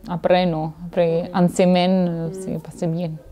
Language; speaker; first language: French; non-native, learner; Italian